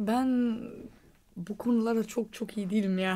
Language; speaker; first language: Turkish; non-native, fluent; Albanian